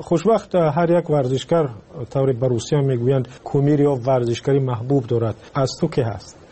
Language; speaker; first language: Persian; native; Persian